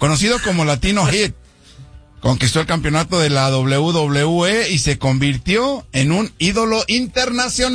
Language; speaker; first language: Spanish; native; Spanish